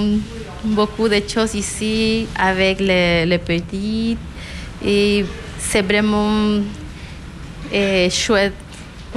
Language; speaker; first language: French; non-native, learner; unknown